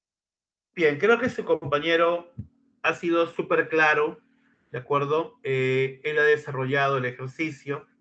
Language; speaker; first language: Spanish; native; Spanish